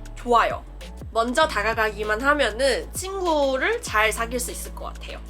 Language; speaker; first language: Korean; non-native, fluent; Chinese